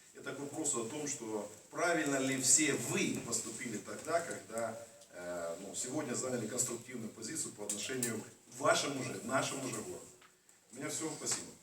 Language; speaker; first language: Russian; native; Russian